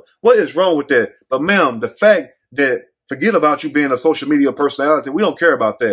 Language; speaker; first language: English; native; English